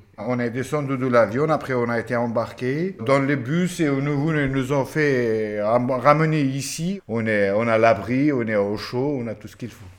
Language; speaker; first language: French; non-native, fluent; Pashto